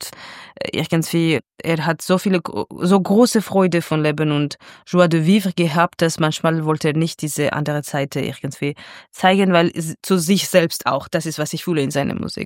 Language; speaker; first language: German; non-native, fluent; Georgian